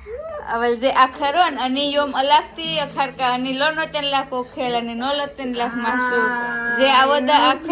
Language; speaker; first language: Hebrew; non-native, learner; Gujarati